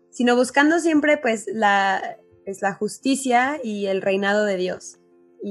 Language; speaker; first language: Spanish; native; Spanish